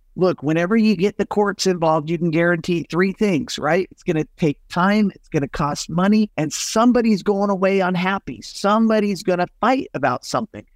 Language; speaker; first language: English; native; English